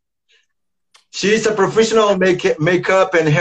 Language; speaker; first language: English; non-native, learner; Portuguese